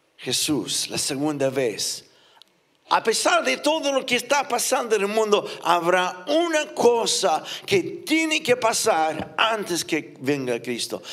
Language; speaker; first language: Spanish; non-native, fluent; English